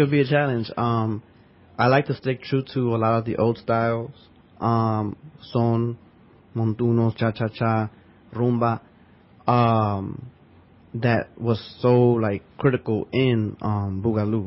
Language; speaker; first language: English; early bilingual, other home language; Spanish